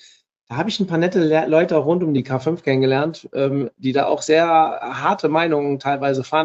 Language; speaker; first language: German; native; German